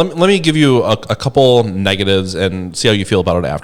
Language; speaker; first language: English; native; English